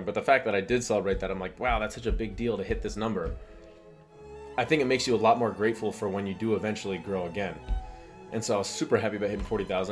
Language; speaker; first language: English; native; English